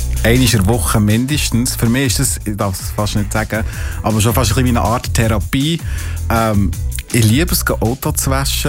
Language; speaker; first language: German; native; German